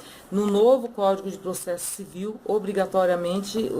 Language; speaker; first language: Portuguese; native; Portuguese